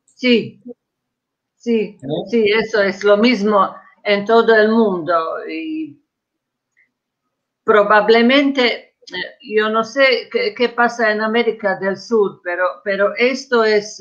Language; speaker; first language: Spanish; non-native, fluent; Croatian